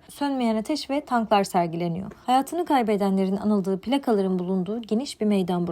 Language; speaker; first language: Turkish; native; Turkish